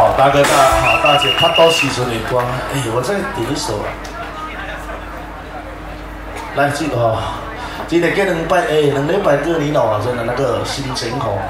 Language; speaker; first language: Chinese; non-native, local second language; Min Nan Chinese